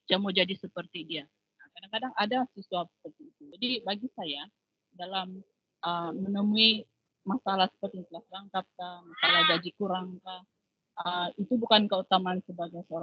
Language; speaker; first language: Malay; non-native, local second language; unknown